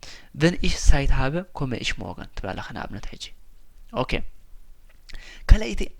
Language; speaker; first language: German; non-native, fluent; Tigrinya